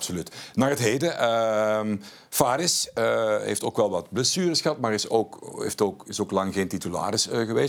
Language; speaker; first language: Dutch; native; Dutch